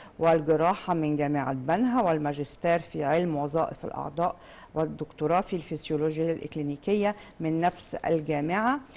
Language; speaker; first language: Arabic; native; Arabic